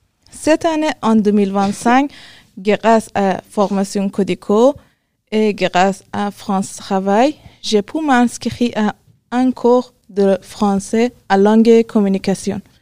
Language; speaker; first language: French; non-native, learner; Persian